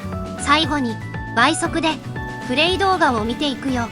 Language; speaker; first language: Japanese; native; Japanese